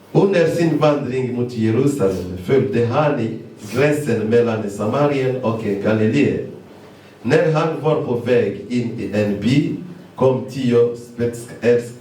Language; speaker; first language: Swedish; non-native, fluent; Lingala